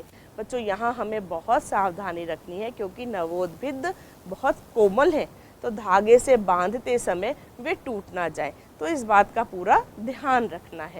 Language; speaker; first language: Hindi; native; Hindi